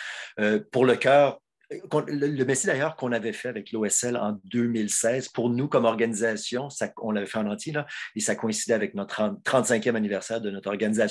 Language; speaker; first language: French; native; French